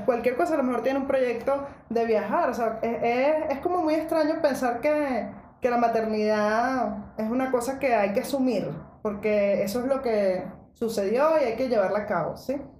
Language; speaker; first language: Spanish; native; Spanish